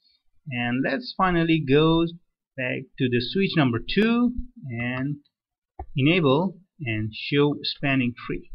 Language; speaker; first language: English; non-native, fluent; Persian